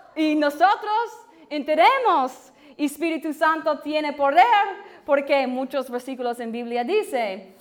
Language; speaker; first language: Spanish; non-native, learner; English